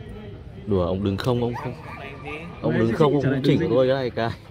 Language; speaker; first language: Vietnamese; native; Vietnamese